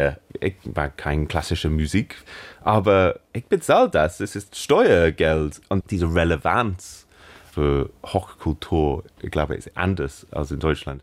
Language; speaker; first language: German; non-native, fluent; English